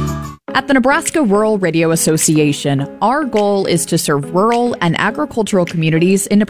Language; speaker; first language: English; native; English